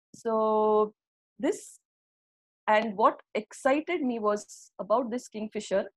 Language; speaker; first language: English; non-native, local second language; Marathi